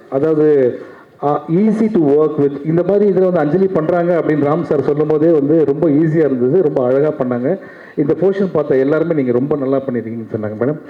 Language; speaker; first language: Tamil; native; Tamil